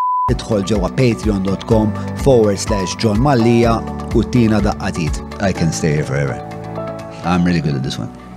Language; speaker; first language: English; non-native, local second language; Maltese